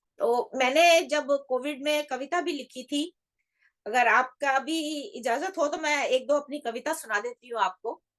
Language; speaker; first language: Hindi; native; Hindi